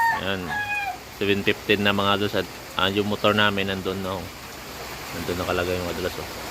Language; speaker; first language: Filipino; non-native, local second language; Hiligaynon